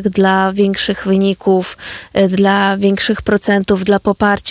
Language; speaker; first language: Polish; non-native, fluent; Ukrainian